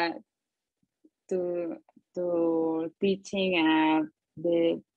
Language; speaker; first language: English; non-native, learner; Spanish